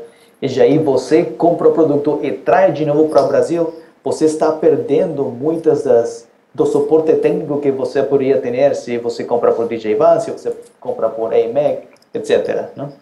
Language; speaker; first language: Portuguese; non-native, fluent; Spanish